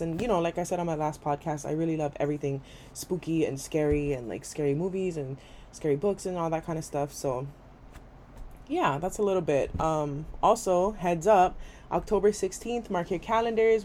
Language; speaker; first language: English; native; English